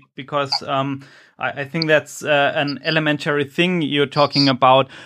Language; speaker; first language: English; non-native, fluent; German